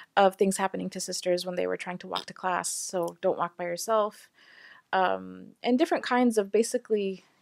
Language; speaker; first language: English; native; English